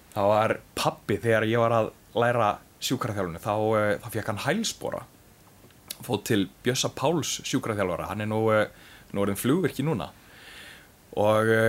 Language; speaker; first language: Icelandic; native; Icelandic